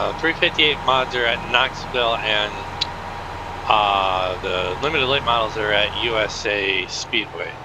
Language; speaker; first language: English; native; English